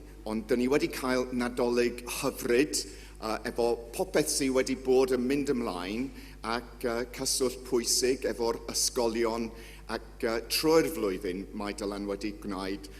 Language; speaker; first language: Welsh; non-native, fluent; English